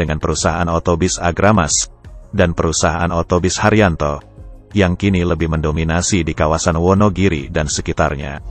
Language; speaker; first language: Indonesian; native; Indonesian